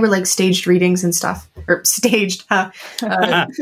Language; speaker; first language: English; native; English